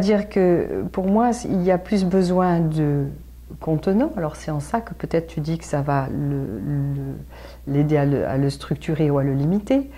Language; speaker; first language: French; native; French